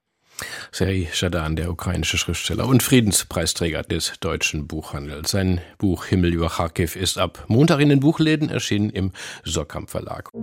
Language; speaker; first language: German; native; German